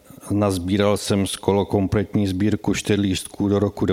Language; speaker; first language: Czech; native; Czech